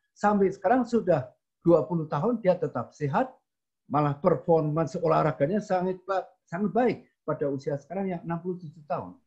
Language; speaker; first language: Indonesian; native; Indonesian